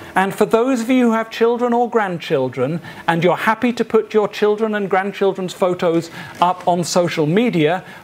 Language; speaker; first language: English; native; English